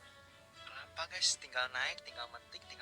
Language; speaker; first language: Indonesian; native; Indonesian